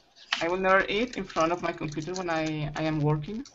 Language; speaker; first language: English; non-native, learner; Spanish